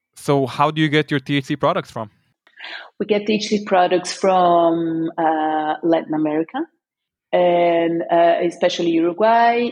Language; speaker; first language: English; non-native, fluent; Portuguese